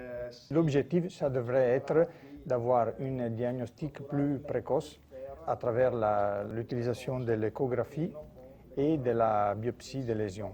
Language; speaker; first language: French; non-native, fluent; Italian